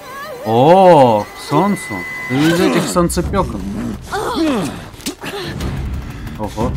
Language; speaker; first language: Russian; native; Russian